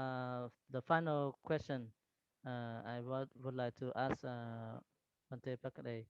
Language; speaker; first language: English; non-native, learner; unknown